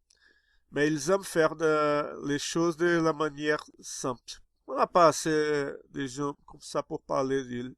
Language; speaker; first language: French; non-native, fluent; Portuguese